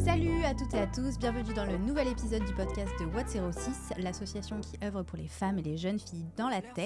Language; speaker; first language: French; native; French